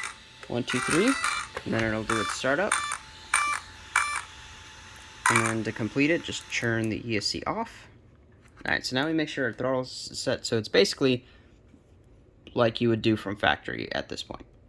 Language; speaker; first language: English; native; English